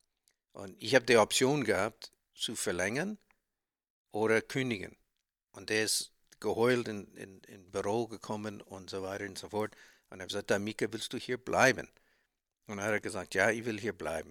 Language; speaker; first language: German; non-native, learner; English